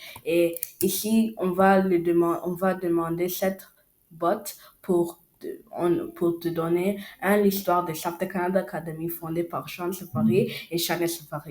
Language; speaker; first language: French; non-native, learner; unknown